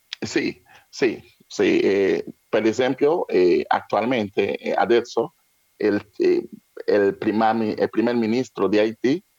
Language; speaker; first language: Italian; non-native, learner; French